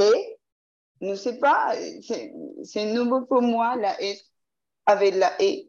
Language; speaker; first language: French; non-native, learner; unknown